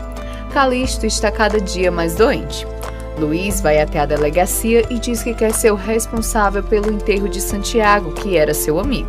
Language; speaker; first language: Portuguese; native; Portuguese